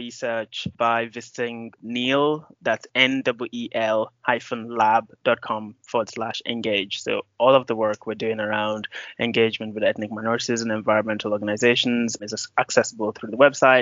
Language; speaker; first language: English; non-native, local second language; Yoruba